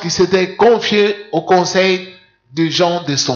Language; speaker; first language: French; non-native, local second language; Lingala